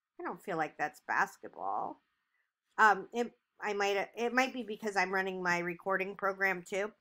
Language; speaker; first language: English; native; English